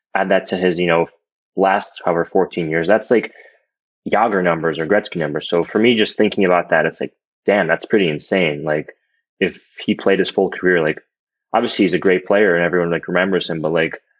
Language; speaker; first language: English; native; English